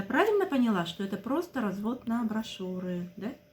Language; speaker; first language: Russian; native; Russian